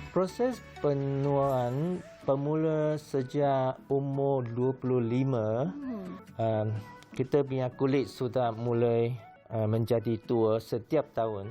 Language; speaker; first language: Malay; non-native, local second language; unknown